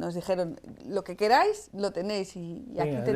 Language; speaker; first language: Spanish; native; Spanish